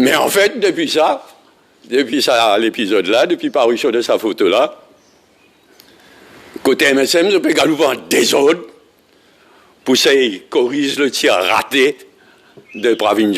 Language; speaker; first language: French; non-native, local second language; Morisyen